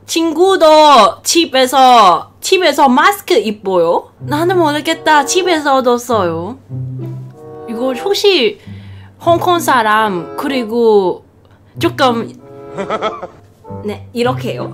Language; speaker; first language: Korean; non-native, learner; Cantonese